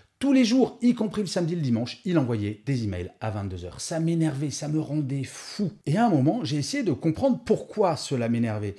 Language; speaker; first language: French; native; French